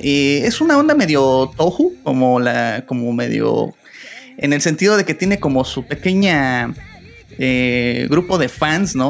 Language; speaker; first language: Spanish; native; Spanish